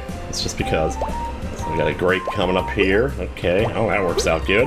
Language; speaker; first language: English; native; English